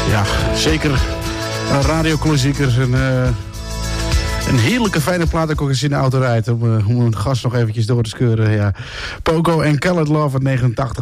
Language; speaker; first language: Dutch; native; Dutch